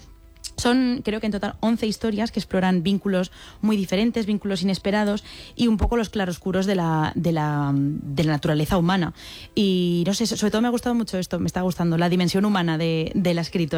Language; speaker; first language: Spanish; native; Spanish